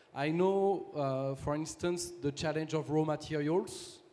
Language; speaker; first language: English; non-native, fluent; French